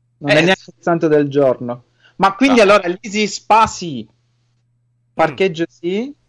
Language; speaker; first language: Italian; native; Italian